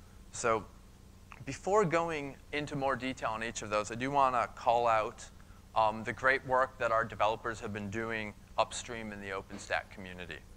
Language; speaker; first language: English; native; English